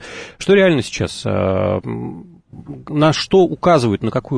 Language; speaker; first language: Russian; native; Russian